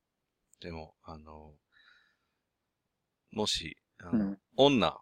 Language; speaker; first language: Japanese; non-native, learner; English